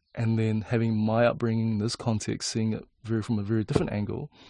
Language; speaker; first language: English; native; English